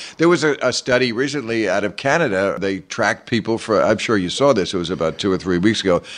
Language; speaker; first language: English; native; English